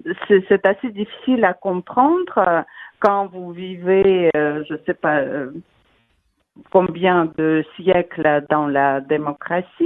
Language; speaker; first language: French; non-native, fluent; Russian